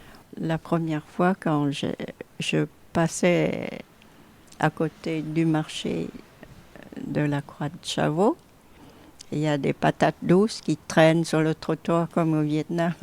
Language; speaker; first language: French; non-native, fluent; Vietnamese